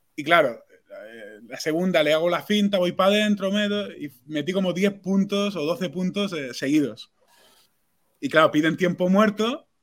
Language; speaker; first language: Spanish; non-native, local second language; Catalan